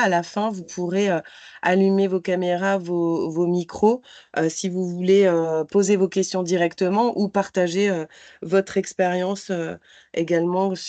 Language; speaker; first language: French; native; French